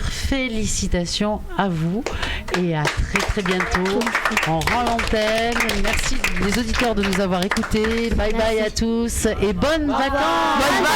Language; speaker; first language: French; native; French